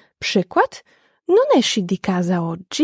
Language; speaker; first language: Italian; non-native, fluent; Polish